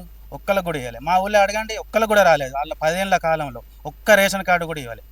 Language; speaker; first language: Telugu; native; Telugu